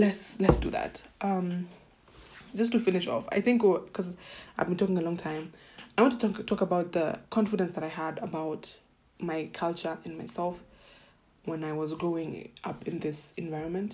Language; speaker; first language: English; non-native, local second language; Swahili